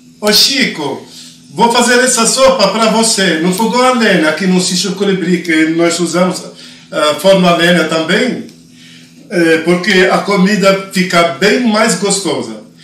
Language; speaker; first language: Portuguese; non-native, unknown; Arabic